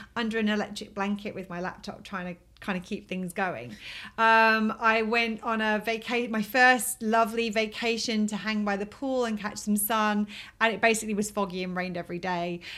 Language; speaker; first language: English; native; English